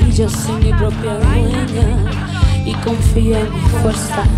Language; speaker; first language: English; early bilingual, other home language; Spanish